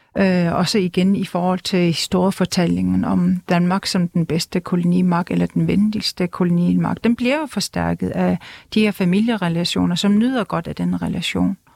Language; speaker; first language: Danish; non-native, local second language; Kalaallisut